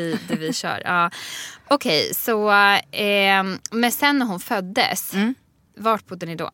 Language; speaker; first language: Swedish; native; Swedish